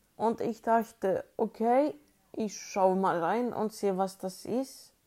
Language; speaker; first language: German; non-native, fluent; Swedish